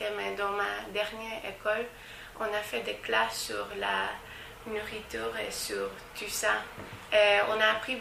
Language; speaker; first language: French; non-native, fluent; English